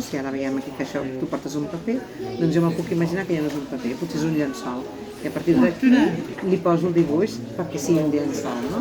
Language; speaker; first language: Catalan; native; Catalan